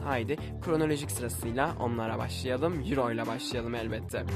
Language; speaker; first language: Turkish; native; Turkish